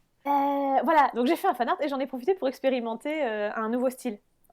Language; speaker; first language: French; native; French